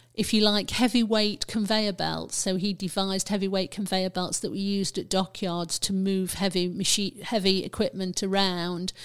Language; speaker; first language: English; native; English